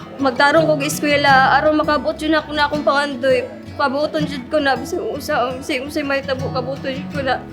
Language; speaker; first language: Cebuano; native; Cebuano